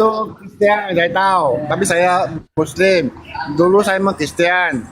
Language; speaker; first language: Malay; non-native, local second language; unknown